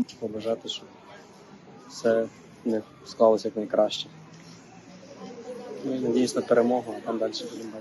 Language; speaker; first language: Ukrainian; non-native, local second language; Russian